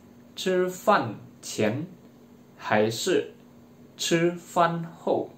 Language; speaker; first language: Chinese; non-native, fluent; Indonesian